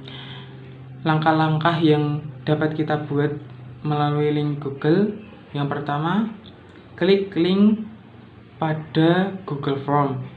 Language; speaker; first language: Indonesian; native; Indonesian